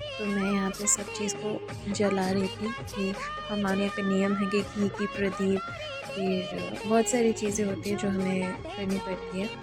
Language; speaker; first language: Hindi; non-native, local second language; Bangla